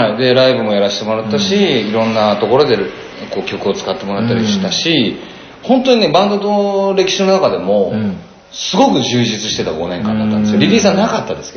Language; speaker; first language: Japanese; native; Japanese